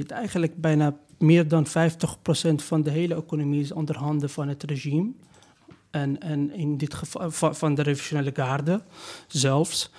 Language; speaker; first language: Dutch; non-native, fluent; Persian